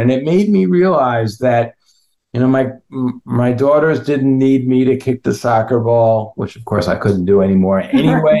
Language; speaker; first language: English; native; English